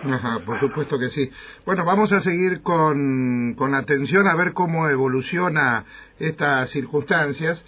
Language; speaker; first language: Spanish; native; Spanish